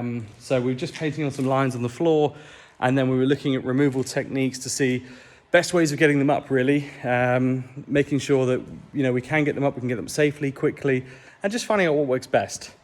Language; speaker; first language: English; native; English